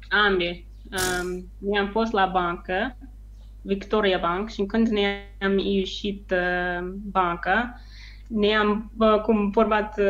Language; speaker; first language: Romanian; non-native, learner; English